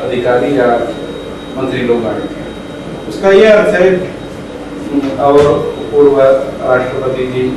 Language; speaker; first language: Hindi; non-native, local second language; Telugu